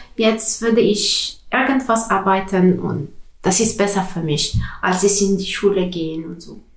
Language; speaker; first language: German; non-native, learner; Arabic